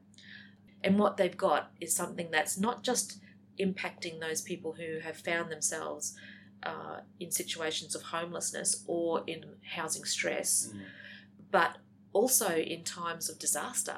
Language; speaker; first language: English; native; English